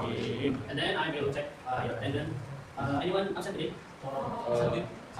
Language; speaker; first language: English; non-native, learner; Indonesian